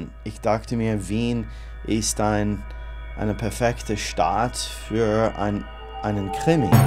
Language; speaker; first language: German; non-native, fluent; English